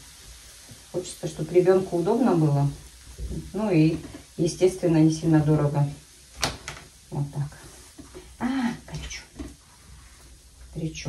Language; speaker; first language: Russian; native; Russian